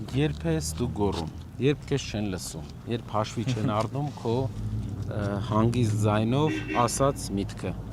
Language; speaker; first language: Armenian; native; Armenian